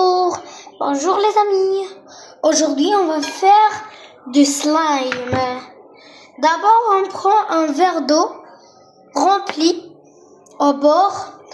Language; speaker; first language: French; non-native, local second language; Arabic